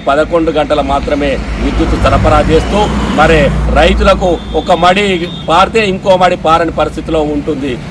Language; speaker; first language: Telugu; native; Telugu